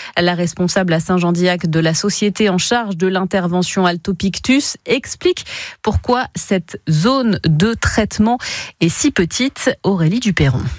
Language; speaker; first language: French; native; French